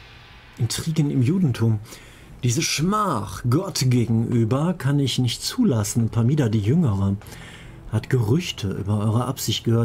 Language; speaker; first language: German; native; German